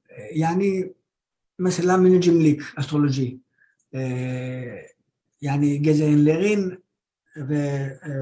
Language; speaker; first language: Turkish; non-native, fluent; Greek